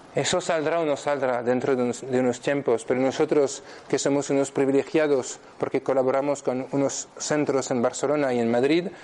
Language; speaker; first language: Spanish; non-native, fluent; French